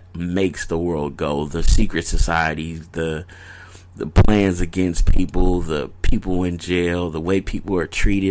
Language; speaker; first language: English; native; English